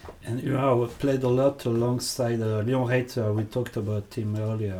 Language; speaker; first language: English; non-native, fluent; French